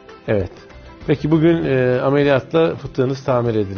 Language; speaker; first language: Turkish; native; Turkish